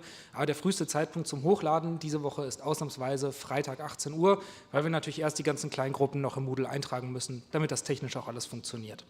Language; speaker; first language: German; native; German